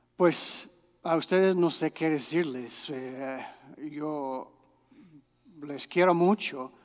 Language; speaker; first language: Spanish; non-native, fluent; English